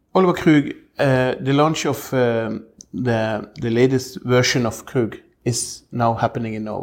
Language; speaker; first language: English; non-native, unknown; Norwegian